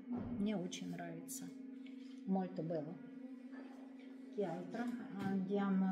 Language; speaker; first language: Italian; non-native, learner; Russian